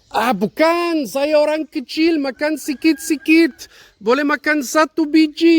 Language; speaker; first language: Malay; non-native, learner; German